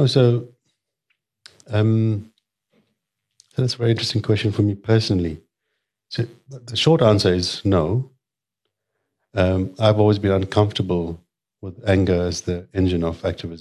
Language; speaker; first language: English; native; English